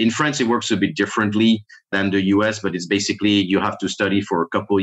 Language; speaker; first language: English; non-native, fluent; French